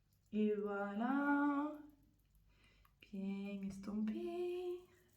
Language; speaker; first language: French; non-native, fluent; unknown